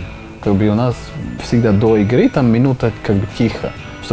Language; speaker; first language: Russian; non-native, learner; Slovak